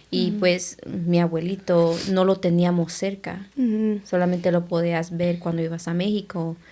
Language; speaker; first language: Spanish; early bilingual, heritage; Spanish